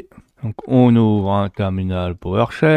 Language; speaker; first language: French; native; French